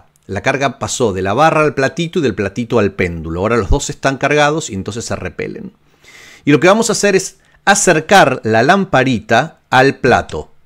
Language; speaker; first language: Spanish; native; Spanish